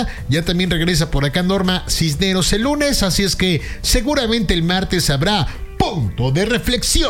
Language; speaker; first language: Spanish; native; Spanish